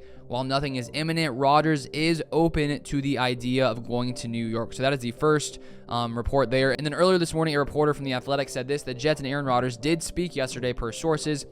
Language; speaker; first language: English; native; English